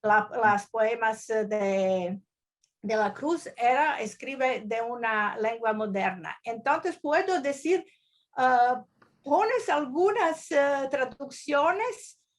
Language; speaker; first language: Spanish; non-native, learner; Croatian